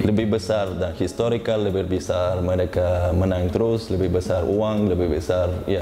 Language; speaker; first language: Indonesian; non-native, learner; Uzbek